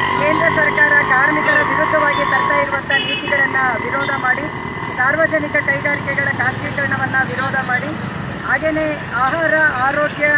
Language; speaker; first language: Kannada; native; Kannada